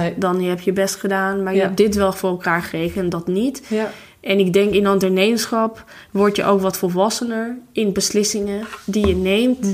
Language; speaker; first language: Dutch; non-native, fluent; Albanian